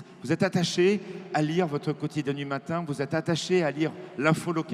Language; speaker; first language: French; native; French